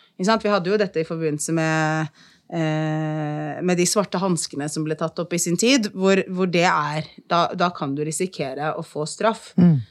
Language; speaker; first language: Norwegian; early bilingual, other home language; Arabic